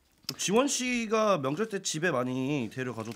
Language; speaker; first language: Korean; native; Korean